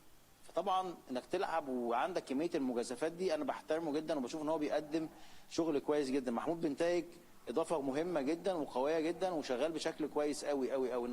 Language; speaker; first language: Arabic; native; Arabic